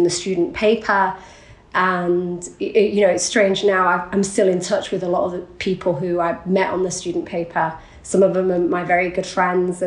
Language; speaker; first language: English; native; English